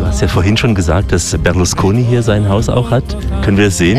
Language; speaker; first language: German; native; German